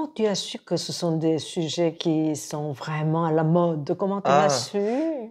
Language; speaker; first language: French; non-native, fluent; Korean